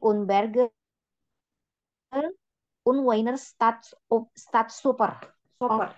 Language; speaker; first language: German; non-native, learner; Indonesian